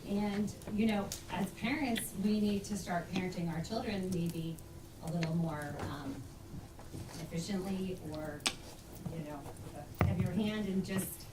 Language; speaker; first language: English; native; English